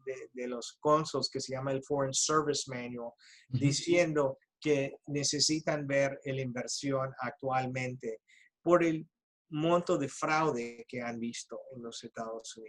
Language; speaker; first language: Spanish; early bilingual, heritage; Spanish